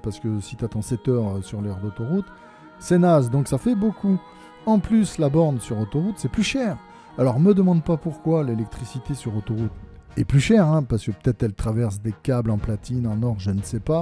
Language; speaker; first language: French; native; French